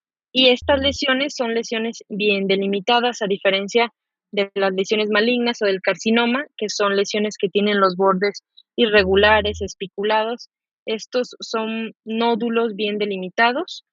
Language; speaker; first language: Spanish; native; Spanish